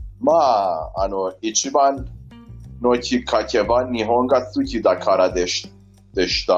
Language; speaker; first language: Japanese; non-native, learner; Persian